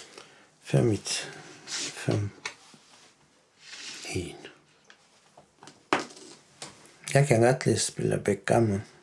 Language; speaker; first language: Danish; non-native, fluent; Turkish